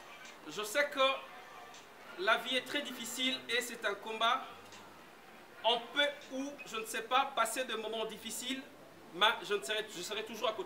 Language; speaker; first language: French; non-native, local second language; Lingala